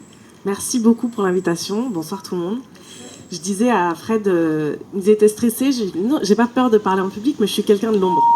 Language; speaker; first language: French; native; French